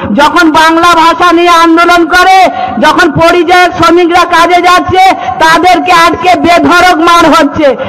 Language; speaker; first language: Bangla; non-native, local second language; Santali